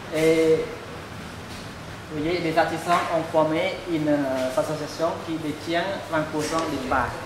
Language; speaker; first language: French; non-native, fluent; Khmer